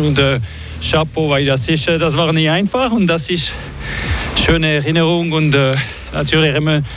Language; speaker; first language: German; non-native, learner; French